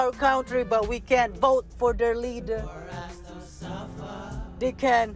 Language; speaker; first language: English; non-native, local second language; Cebuano